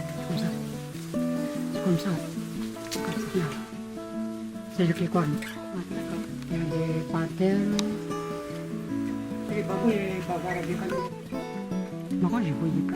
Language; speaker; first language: French; non-native, local second language; Malagasy